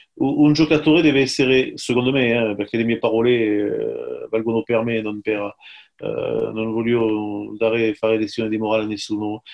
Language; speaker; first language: Italian; non-native, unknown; French